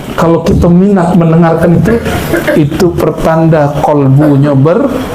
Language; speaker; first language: Indonesian; non-native, local second language; Minangkabau